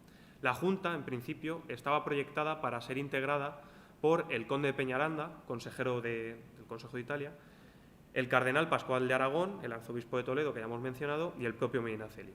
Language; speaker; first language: Spanish; native; Spanish